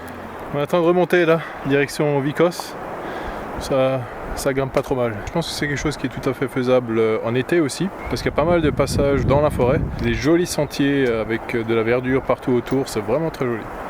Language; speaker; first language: French; native; French